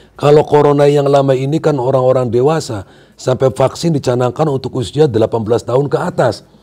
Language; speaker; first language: Indonesian; non-native, local second language; Sundanese